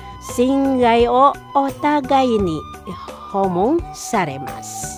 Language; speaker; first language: Japanese; non-native, fluent; Indonesian